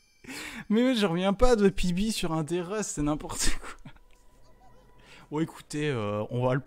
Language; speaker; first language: French; native; French